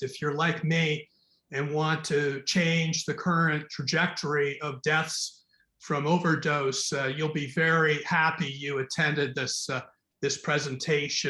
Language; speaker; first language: English; native; English